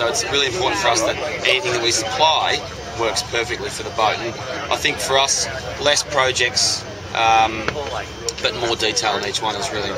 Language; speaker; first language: English; native; English